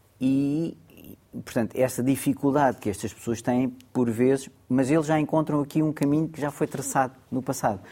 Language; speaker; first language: Portuguese; early bilingual, other home language; Gujarati